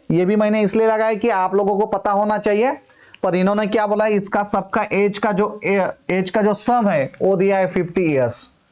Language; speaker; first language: Hindi; non-native, local second language; Marathi